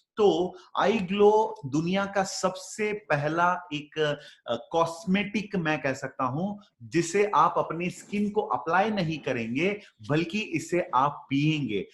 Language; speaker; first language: Hindi; non-native, local second language; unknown